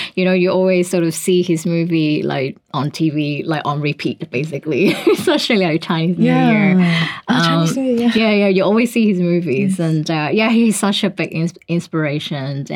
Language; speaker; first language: English; non-native, local second language; Cantonese